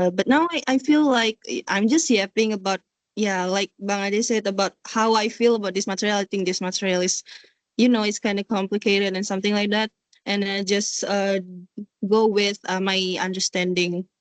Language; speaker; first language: English; non-native, learner; Indonesian